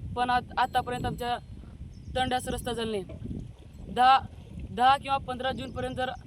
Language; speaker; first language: Marathi; non-native, local second language; Lambadi